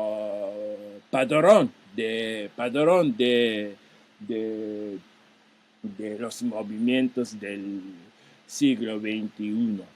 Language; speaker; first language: Spanish; non-native, fluent; Japanese